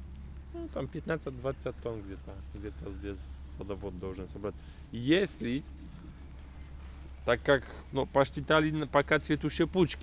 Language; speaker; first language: Russian; non-native, fluent; Polish